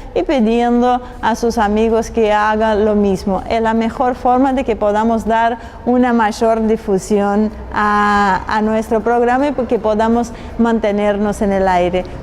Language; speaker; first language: Spanish; native; Spanish